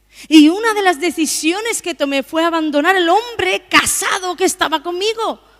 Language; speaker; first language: Spanish; native; Spanish